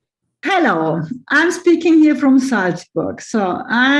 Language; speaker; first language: English; non-native, fluent; German